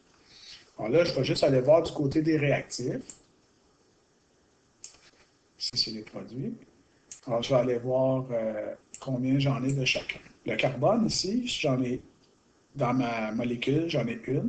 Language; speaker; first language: French; native; French